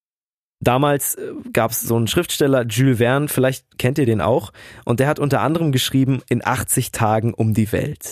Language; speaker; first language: German; native; German